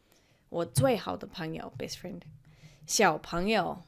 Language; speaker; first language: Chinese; non-native, fluent; English